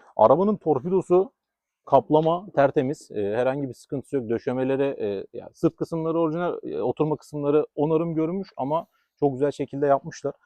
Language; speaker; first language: Turkish; native; Turkish